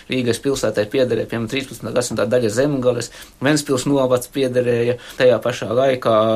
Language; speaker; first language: Latvian; native; Latvian